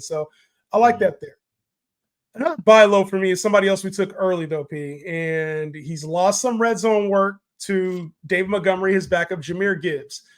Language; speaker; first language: English; native; English